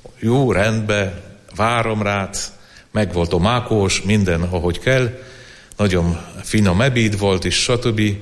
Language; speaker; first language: Hungarian; non-native, fluent; Polish